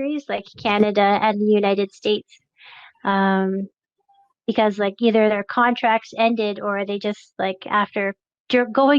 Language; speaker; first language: English; non-native, local second language; French